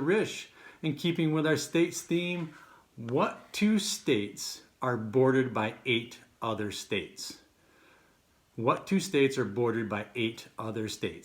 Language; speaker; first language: English; native; English